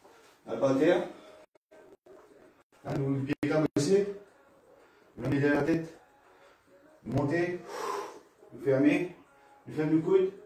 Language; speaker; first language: French; non-native, local second language; Morisyen